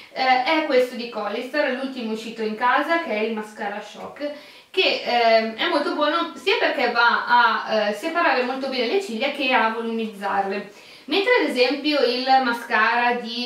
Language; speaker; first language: Italian; native; Italian